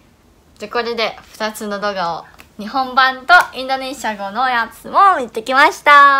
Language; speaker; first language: Japanese; non-native, fluent; Indonesian